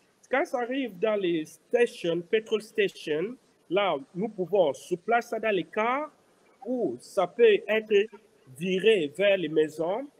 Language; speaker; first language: French; non-native, local second language; Lingala